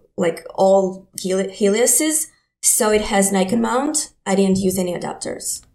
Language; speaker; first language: English; non-native, fluent; Ukrainian